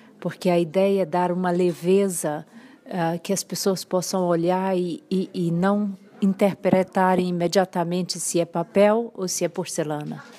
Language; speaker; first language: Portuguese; native; Portuguese